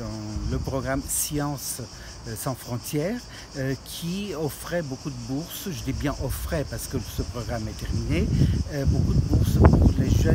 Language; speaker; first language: French; non-native, fluent; Portuguese